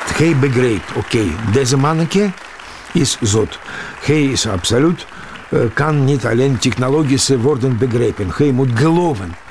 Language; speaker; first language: Dutch; non-native, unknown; Russian